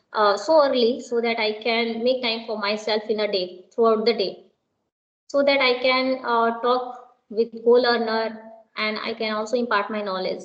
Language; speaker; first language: English; non-native, local second language; Hindi